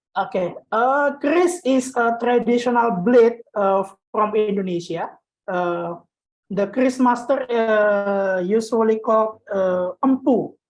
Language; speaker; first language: English; non-native, learner; Indonesian